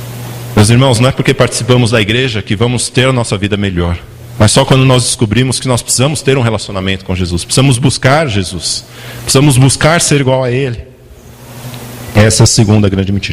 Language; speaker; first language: Portuguese; native; Portuguese